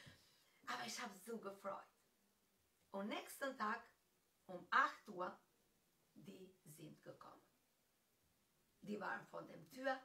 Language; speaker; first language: German; non-native, fluent; Albanian